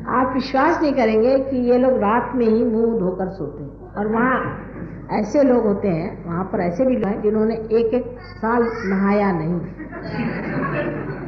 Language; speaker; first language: Hindi; non-native, local second language; Marathi